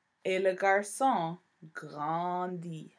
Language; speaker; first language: French; non-native, fluent; English